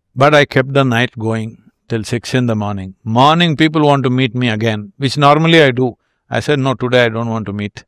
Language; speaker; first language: English; non-native, local second language; Tamil